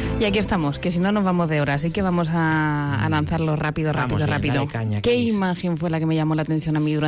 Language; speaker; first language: Spanish; native; Spanish